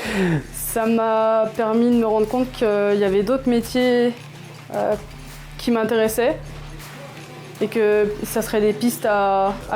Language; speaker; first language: French; native; French